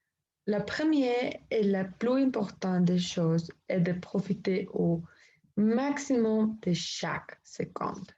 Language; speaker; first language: French; non-native, learner; Spanish